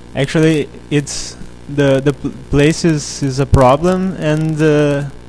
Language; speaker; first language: English; non-native, fluent; Portuguese